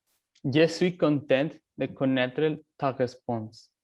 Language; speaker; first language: French; non-native, learner; Spanish